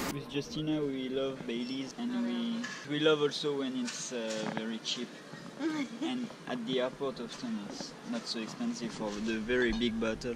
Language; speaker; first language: English; non-native, fluent; French